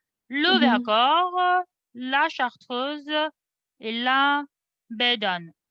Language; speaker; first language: French; non-native, fluent; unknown